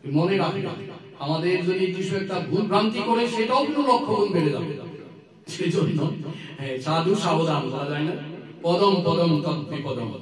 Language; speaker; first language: Bangla; non-native, learner; Assamese